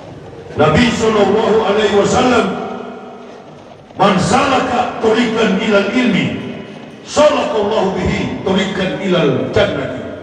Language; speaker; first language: Indonesian; native; Indonesian